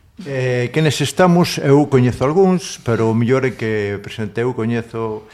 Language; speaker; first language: Galician; non-native, local second language; Spanish